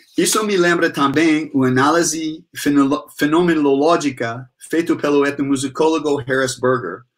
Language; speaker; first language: Portuguese; non-native, fluent; English